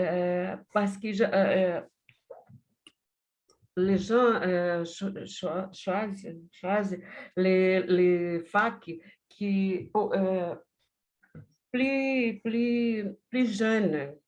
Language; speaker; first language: French; non-native, learner; Portuguese